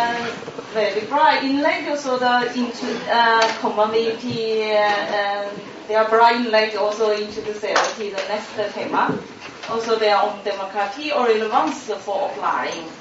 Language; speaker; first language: Norwegian; non-native, fluent; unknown